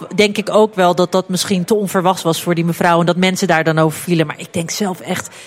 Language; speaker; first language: Dutch; early bilingual, other home language; Turkish